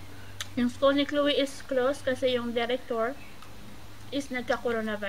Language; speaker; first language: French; non-native, learner; Filipino